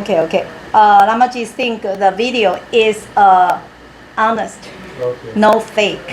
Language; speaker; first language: English; non-native, learner; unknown